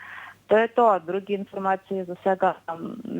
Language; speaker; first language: Macedonian; non-native, fluent; Ukrainian